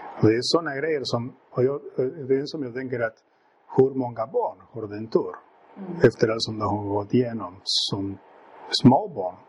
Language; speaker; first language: Swedish; non-native, fluent; Spanish